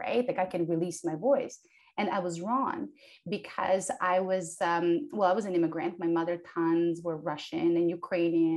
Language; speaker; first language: English; non-native, fluent; Ukrainian